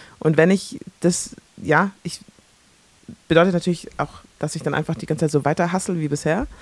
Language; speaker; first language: German; early bilingual, other home language; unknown